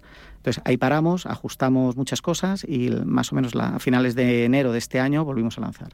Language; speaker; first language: Spanish; native; Spanish